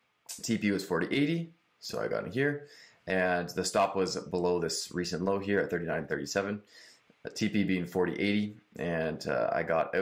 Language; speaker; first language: English; native; English